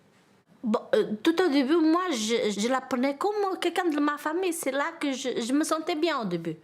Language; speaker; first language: French; non-native, learner; Portuguese